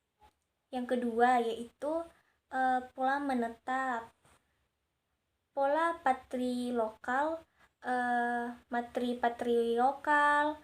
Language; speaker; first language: Indonesian; native; Indonesian